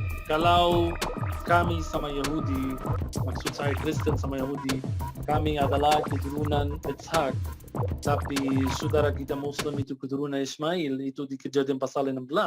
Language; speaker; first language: Indonesian; non-native, fluent; Arabic